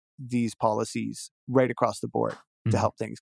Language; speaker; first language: English; native; English